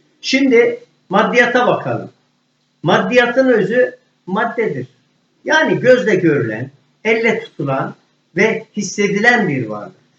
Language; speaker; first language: Turkish; native; Turkish